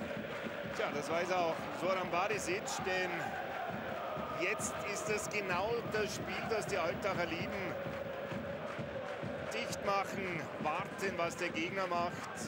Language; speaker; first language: German; native; German